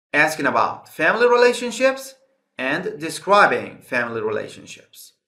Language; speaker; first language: English; non-native, fluent; Persian